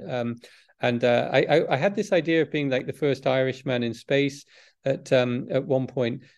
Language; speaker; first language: English; native; English